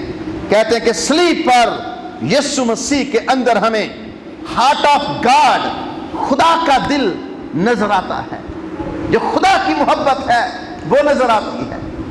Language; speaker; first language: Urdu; non-native, local second language; Punjabi